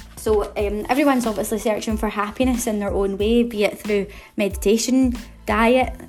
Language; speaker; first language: English; native; English